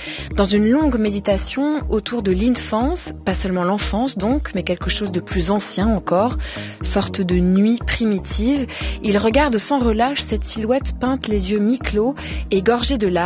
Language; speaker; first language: French; native; French